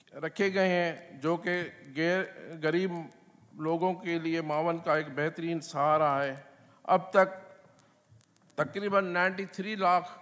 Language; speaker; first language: Urdu; non-native, local second language; Sindhi